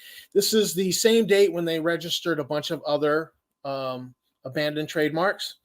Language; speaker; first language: English; native; English